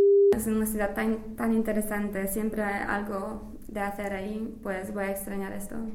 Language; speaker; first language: Spanish; non-native, fluent; English